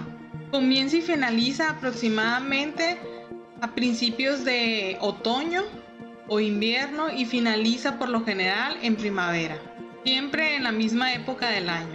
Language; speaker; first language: Spanish; native; Spanish